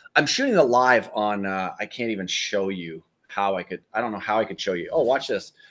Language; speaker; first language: English; native; English